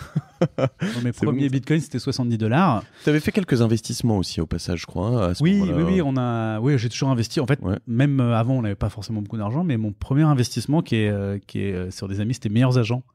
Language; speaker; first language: French; native; French